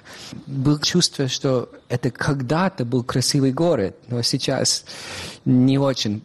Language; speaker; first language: Russian; non-native, fluent; English